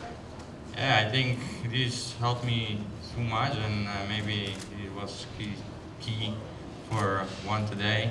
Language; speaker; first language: English; non-native, learner; Slovak